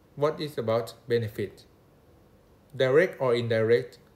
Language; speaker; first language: English; non-native, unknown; Thai